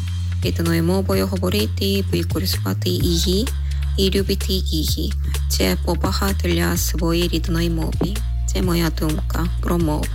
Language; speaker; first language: Ukrainian; non-native, learner; Korean